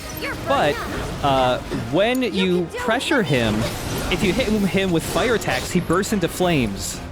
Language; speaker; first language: English; native; English